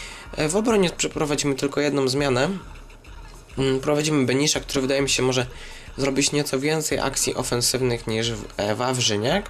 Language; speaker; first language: Polish; native; Polish